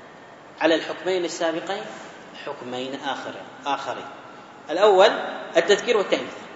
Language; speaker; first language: Arabic; native; Arabic